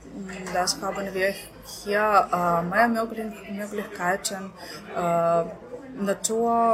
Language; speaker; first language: German; non-native, learner; Ukrainian